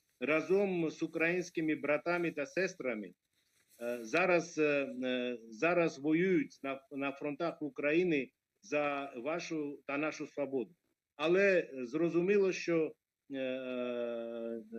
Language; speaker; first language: Ukrainian; non-native, fluent; Georgian